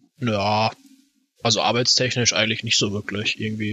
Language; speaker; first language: German; native; German